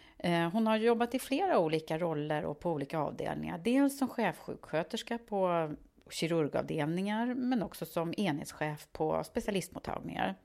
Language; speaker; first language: Swedish; native; Swedish